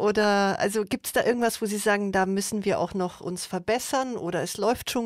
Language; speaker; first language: German; native; German